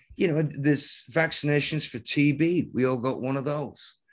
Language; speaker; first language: English; native; English